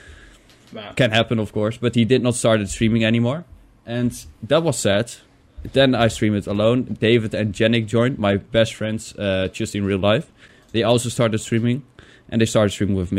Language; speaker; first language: English; non-native, fluent; Dutch